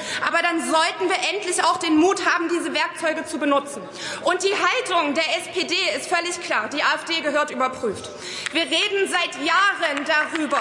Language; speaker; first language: German; early bilingual, other home language; Arabic